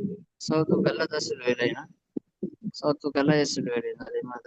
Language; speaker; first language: Arabic; non-native, fluent; Urdu